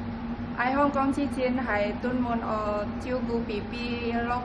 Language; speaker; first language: Cantonese; non-native, learner; Indonesian